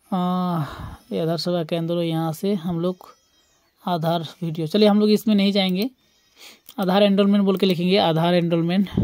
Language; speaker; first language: Hindi; non-native, local second language; Bangla